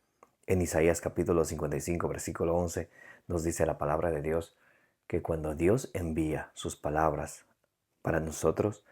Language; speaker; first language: Spanish; native; Spanish